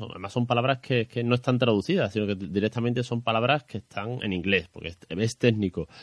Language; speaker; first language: Spanish; native; Spanish